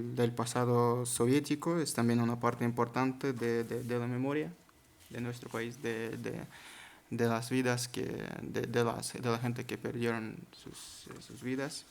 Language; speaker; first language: Spanish; non-native, learner; Kazakh